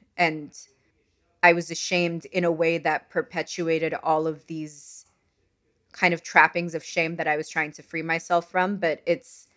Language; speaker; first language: English; non-native, fluent; Arabic